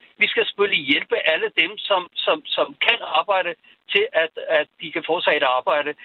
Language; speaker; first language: Danish; non-native, fluent; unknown